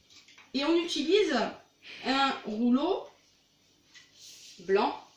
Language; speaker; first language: French; native; French